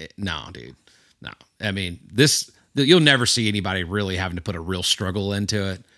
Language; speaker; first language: English; native; English